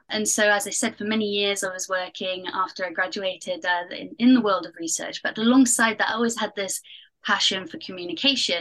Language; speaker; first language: English; native; English